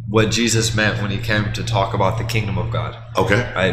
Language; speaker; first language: English; native; English